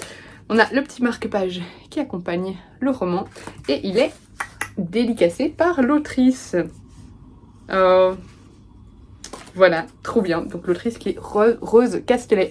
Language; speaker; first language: French; native; French